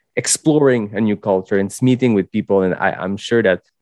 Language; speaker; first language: English; non-native, fluent; French